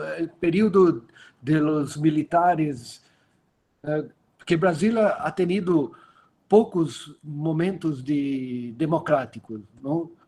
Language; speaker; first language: Spanish; non-native, learner; Portuguese